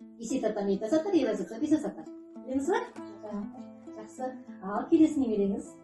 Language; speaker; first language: Kazakh; native; Kazakh